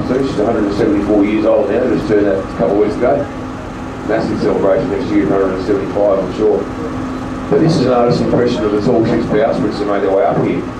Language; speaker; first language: English; native; English